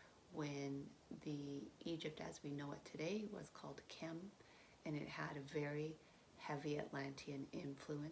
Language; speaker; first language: English; native; English